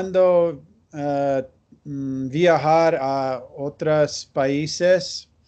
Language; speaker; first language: Spanish; non-native, learner; English